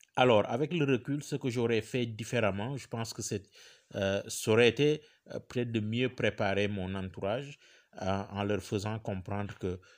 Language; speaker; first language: French; non-native, local second language; Wolof